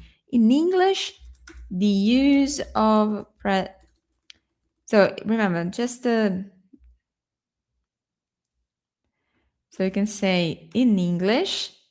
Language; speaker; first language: English; non-native, fluent; Portuguese